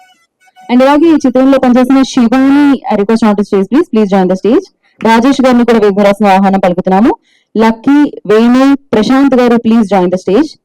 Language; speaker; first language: Telugu; native; Telugu